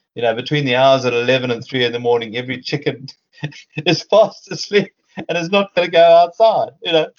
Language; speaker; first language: English; native; English